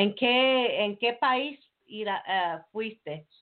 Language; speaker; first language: Spanish; non-native, learner; English